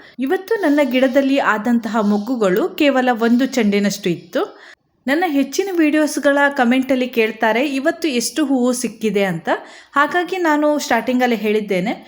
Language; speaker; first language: Kannada; native; Kannada